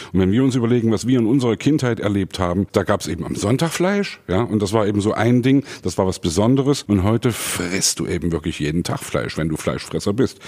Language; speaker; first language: German; native; German